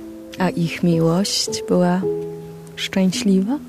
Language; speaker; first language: Polish; native; Polish